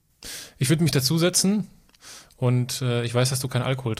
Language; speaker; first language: German; native; German